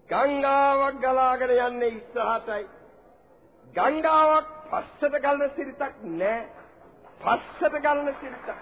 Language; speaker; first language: Sinhala; non-native, local second language; English